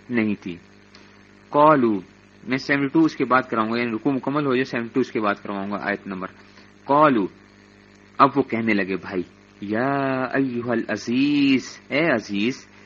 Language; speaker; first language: Urdu; native; Urdu